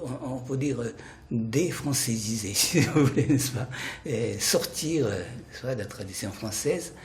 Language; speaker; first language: French; non-native, fluent; Japanese